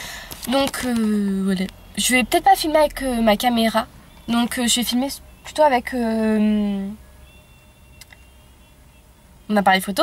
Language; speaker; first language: French; native; French